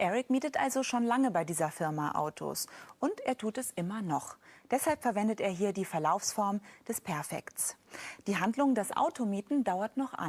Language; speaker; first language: German; native; German